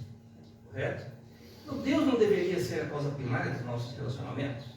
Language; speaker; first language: Portuguese; native; Portuguese